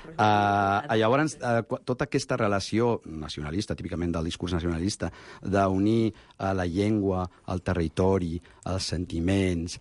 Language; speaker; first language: Catalan; non-native, local second language; Spanish